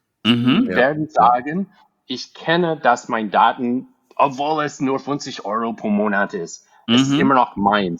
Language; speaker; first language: German; non-native, fluent; English